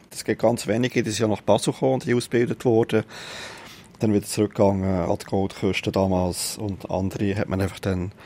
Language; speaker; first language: German; native; German